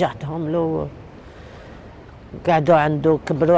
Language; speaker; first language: Arabic; native; Arabic